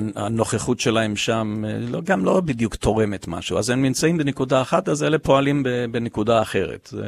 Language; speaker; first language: Hebrew; early bilingual, other home language; English